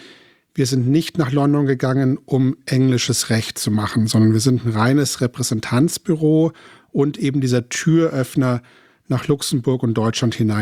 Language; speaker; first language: German; native; German